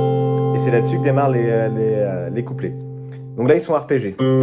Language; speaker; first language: French; native; French